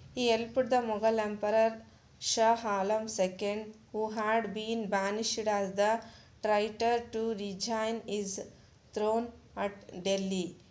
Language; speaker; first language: English; non-native, local second language; Kannada